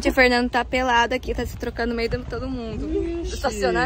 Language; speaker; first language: Portuguese; native; Portuguese